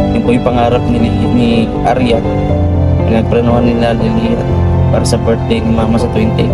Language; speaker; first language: Filipino; non-native, local second language; Cebuano